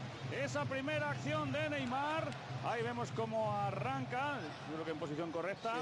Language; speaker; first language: Spanish; native; Spanish